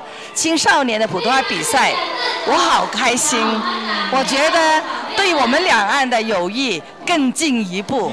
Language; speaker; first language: Chinese; non-native, local second language; Cantonese